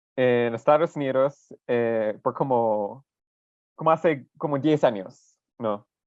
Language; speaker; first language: Spanish; non-native, fluent; English